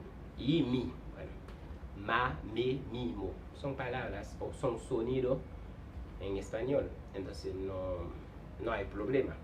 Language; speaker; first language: Spanish; non-native, fluent; Haitian Creole